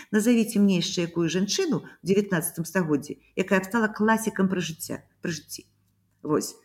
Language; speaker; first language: Belarusian; native; Belarusian